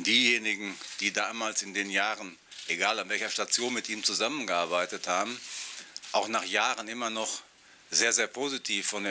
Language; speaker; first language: German; native; German